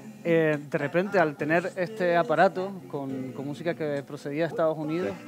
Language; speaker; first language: Spanish; native; Spanish